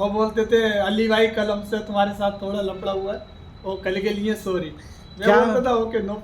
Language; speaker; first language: Hindi; native; Hindi